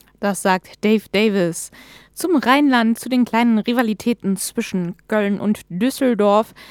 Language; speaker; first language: German; native; German